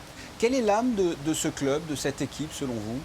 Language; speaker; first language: French; native; French